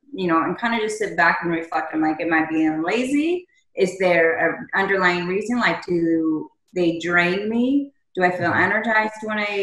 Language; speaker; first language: English; native; English